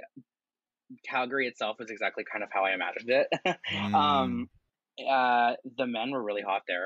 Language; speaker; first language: English; native; English